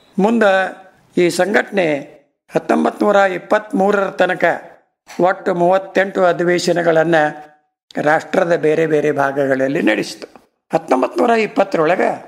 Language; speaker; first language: Kannada; native; Kannada